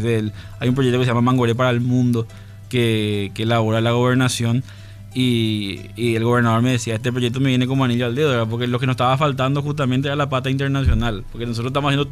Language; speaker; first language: Spanish; native; Spanish